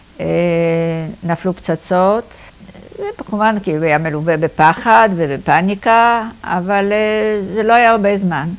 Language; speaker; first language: Hebrew; non-native, fluent; Polish